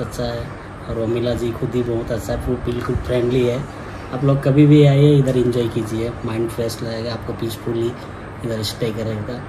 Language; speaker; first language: Hindi; non-native, local second language; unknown